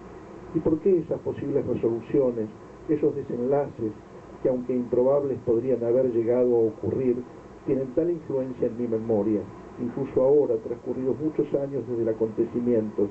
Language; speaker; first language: Spanish; native; Spanish